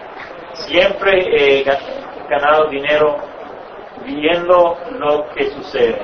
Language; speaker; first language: Spanish; non-native, fluent; English